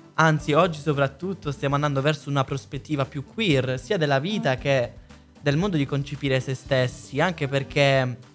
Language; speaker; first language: Italian; native; Italian